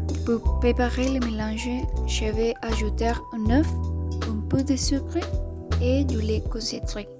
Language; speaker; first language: French; non-native, learner; Spanish